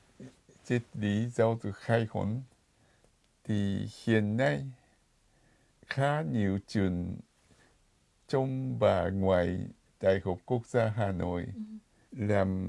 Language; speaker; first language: Vietnamese; non-native, fluent; Japanese